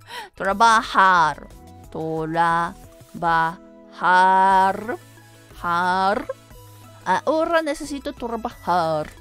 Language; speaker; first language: Spanish; non-native, learner; Japanese